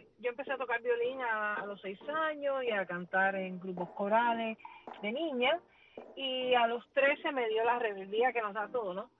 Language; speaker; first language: Spanish; early bilingual, heritage; Spanish